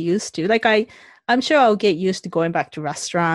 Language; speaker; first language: English; non-native, fluent; Japanese